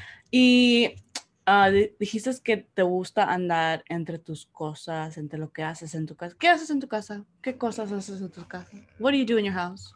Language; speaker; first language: Spanish; early bilingual, heritage; Spanish